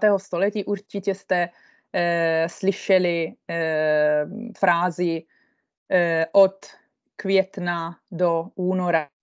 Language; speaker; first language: Czech; non-native, fluent; Italian